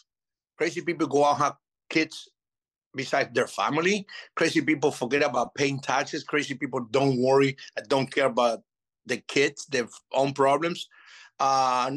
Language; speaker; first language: English; non-native, fluent; Spanish